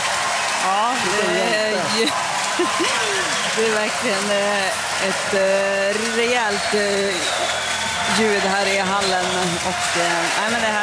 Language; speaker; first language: Swedish; native; Swedish